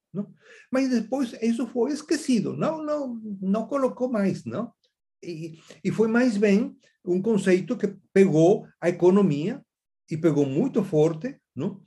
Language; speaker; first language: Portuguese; non-native, fluent; Spanish